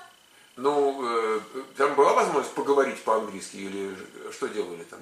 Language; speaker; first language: Russian; native; Russian